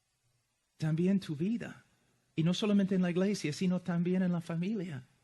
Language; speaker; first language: Spanish; non-native, fluent; English